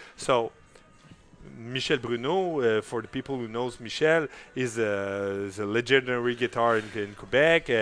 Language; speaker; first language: English; non-native, fluent; French